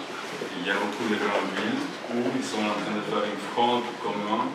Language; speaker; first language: French; non-native, fluent; Spanish